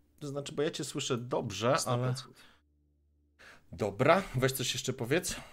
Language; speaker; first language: Polish; native; Polish